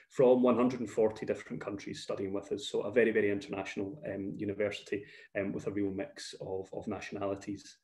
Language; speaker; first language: English; native; English